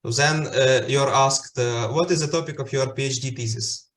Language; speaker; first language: English; non-native, fluent; Ukrainian